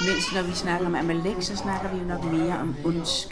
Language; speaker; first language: Danish; native; Danish